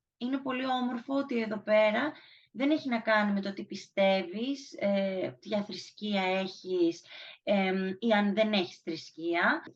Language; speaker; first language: Greek; native; Greek